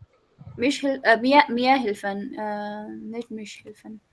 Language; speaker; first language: German; non-native, learner; Hindi